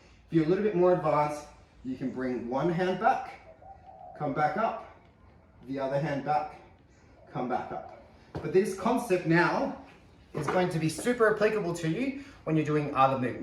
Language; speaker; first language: English; native; English